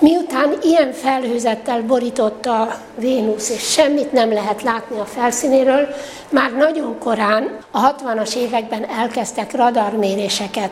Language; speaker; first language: Hungarian; native; Hungarian